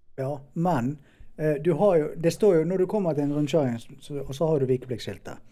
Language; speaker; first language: Norwegian; native; Norwegian